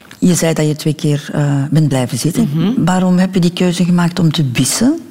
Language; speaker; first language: Dutch; native; Dutch